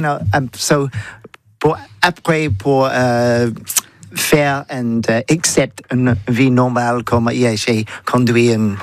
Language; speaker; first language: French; non-native, learner; English